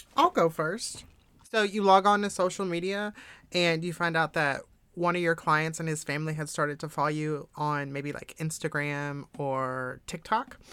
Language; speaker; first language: English; early bilingual, other home language; German